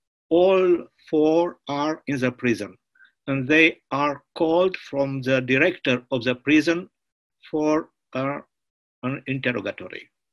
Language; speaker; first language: English; non-native, learner; Romanian